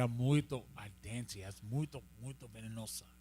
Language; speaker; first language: Portuguese; non-native, learner; Spanish